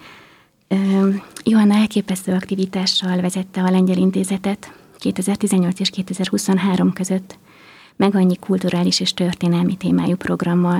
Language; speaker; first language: Hungarian; native; Hungarian